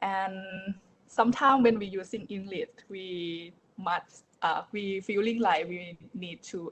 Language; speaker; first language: English; non-native, learner; Thai